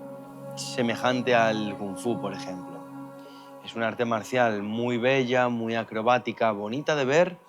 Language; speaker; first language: Spanish; native; Spanish